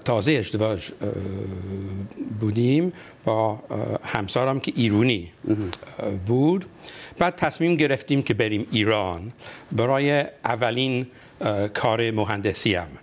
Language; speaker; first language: Persian; non-native, fluent; English